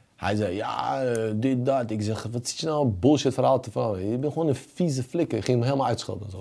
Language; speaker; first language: Dutch; early bilingual, other home language; Bosnian